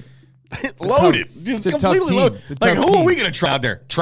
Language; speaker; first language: English; native; English